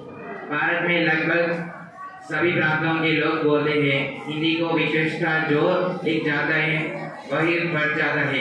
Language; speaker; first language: Hindi; non-native, local second language; Telugu